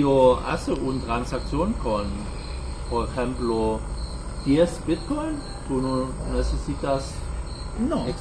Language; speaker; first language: Spanish; non-native, learner; German